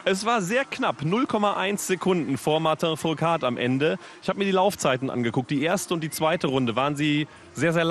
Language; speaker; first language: German; native; German